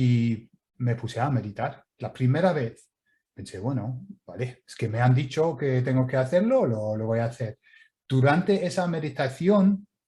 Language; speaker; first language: Spanish; non-native, fluent; English